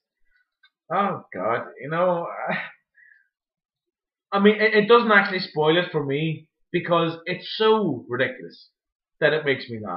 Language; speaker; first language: English; native; English